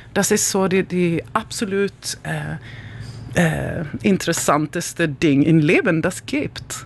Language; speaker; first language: German; non-native, learner; Swedish